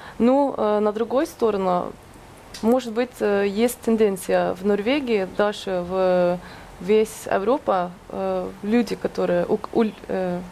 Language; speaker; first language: Russian; non-native, fluent; Norwegian